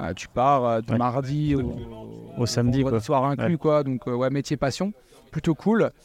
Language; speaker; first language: French; native; French